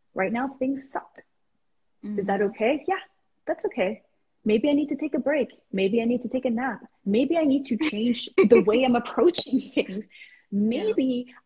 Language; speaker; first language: English; non-native, fluent; Persian